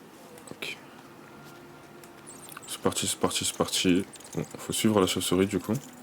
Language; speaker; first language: French; native; French